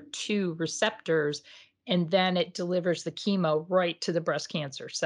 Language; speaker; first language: English; native; English